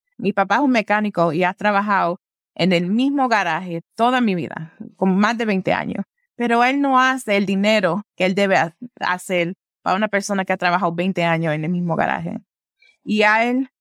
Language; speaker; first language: Spanish; early bilingual, heritage; Spanish